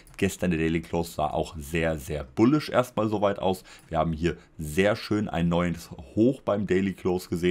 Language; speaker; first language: German; native; German